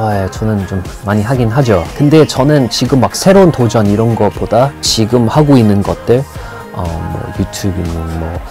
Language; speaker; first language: Korean; non-native, fluent; English